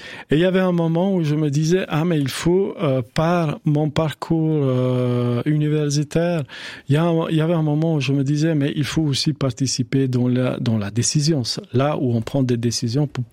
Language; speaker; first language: French; non-native, fluent; Albanian